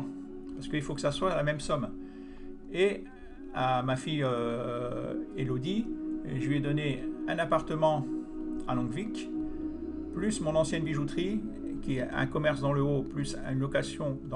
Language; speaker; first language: French; native; French